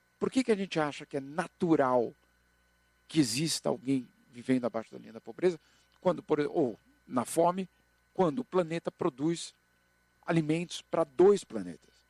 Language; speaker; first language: Portuguese; native; Portuguese